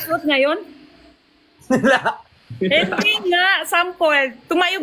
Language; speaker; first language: Filipino; non-native, learner; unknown